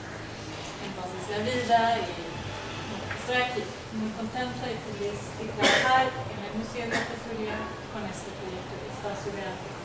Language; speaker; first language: Spanish; non-native, learner; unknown